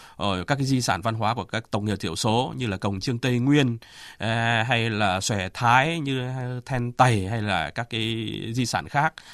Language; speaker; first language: Vietnamese; native; Vietnamese